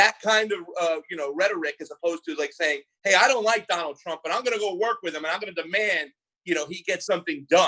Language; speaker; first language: English; native; English